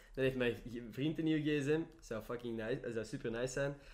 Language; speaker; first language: Dutch; native; Dutch